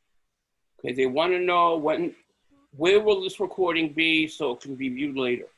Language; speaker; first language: English; native; English